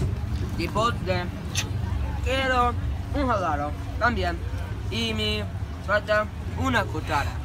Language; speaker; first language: Spanish; non-native, learner; English